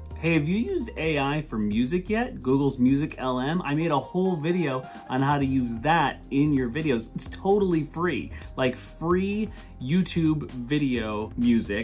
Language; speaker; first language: English; native; English